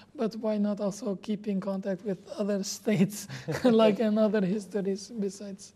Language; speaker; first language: English; non-native, fluent; Albanian